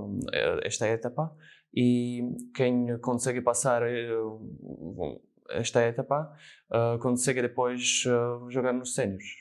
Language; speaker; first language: Portuguese; non-native, fluent; Slovak